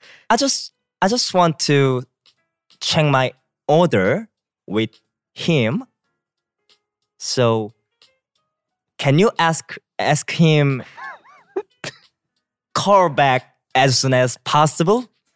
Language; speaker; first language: English; non-native, learner; Korean